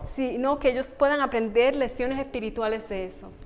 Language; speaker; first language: Spanish; native; Spanish